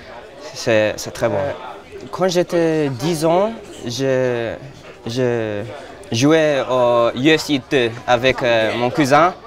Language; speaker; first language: French; early bilingual, heritage; French